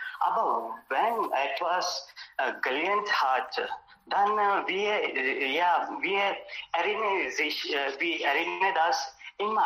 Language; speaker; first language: German; non-native, learner; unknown